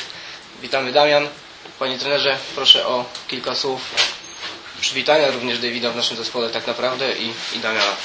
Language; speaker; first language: Polish; native; Polish